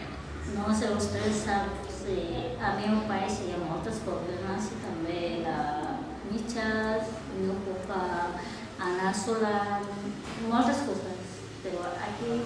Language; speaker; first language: Catalan; non-native, learner; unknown